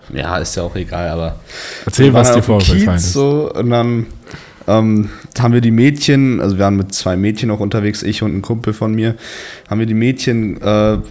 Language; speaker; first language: German; native; German